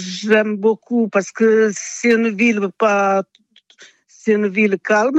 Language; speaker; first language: French; non-native, fluent; Portuguese